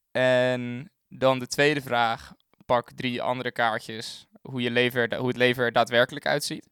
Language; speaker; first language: Dutch; native; Dutch